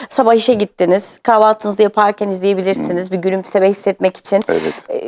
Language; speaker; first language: Turkish; native; Turkish